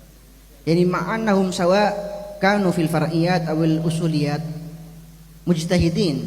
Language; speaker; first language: Arabic; non-native, fluent; Indonesian